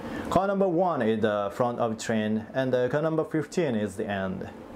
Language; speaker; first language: English; non-native, fluent; Japanese